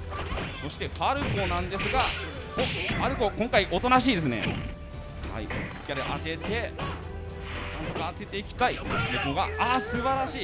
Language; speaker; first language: Japanese; native; Japanese